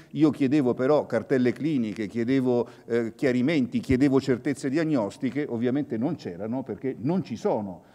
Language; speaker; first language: Italian; native; Italian